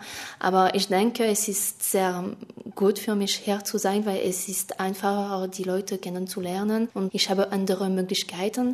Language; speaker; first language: German; non-native, fluent; French